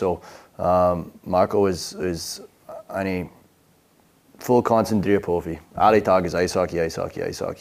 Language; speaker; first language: German; non-native, learner; English